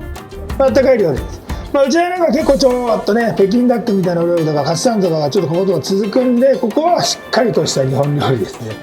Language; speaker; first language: Japanese; native; Japanese